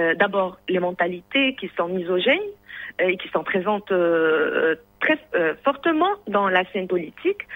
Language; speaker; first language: French; non-native, local second language; Arabic